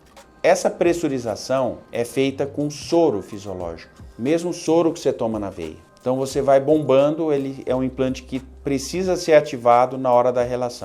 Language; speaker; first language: Portuguese; native; Portuguese